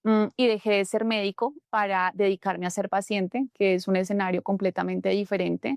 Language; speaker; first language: Spanish; native; Spanish